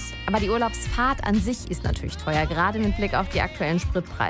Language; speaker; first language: German; native; German